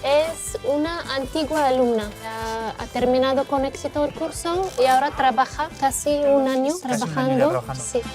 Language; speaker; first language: Spanish; non-native, fluent; Arabic